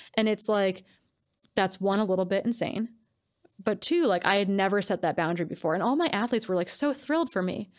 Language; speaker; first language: English; native; English